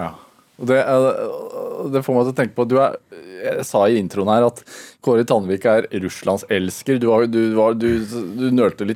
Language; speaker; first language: Norwegian; native; Norwegian